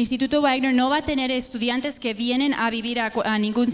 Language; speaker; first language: Spanish; native; Spanish